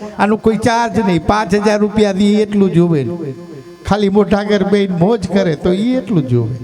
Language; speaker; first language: Gujarati; native; Gujarati